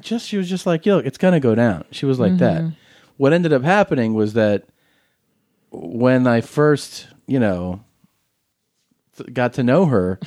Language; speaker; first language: English; native; English